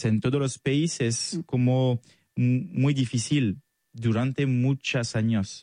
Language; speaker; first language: Spanish; non-native, fluent; French